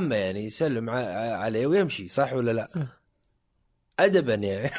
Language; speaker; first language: Arabic; native; Arabic